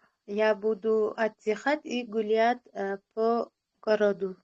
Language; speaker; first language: Russian; non-native, learner; Uzbek